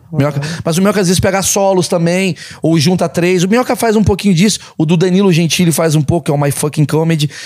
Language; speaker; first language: Portuguese; native; Portuguese